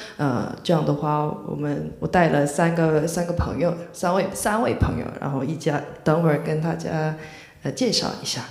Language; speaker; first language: Chinese; non-native, fluent; Korean